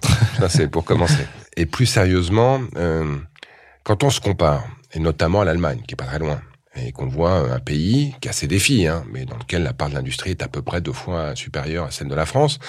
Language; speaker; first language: French; native; French